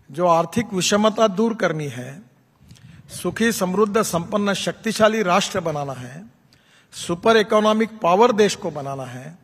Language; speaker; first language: Hindi; non-native, local second language; Marathi